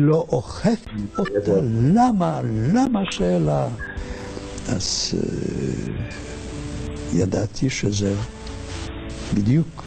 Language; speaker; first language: Hebrew; non-native, learner; Polish